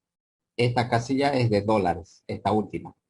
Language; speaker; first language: Spanish; native; Spanish